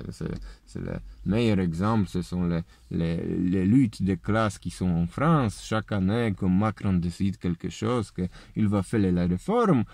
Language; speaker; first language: French; non-native, learner; Polish